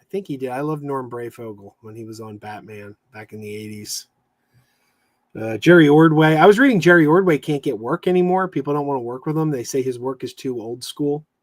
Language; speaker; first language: English; native; English